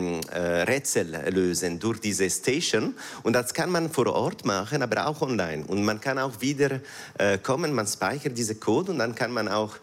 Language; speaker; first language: German; non-native, fluent; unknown